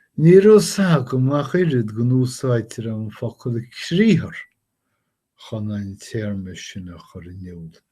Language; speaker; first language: Irish; non-native, fluent; English